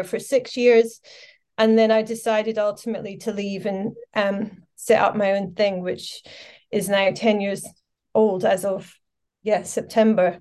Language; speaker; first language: English; native; English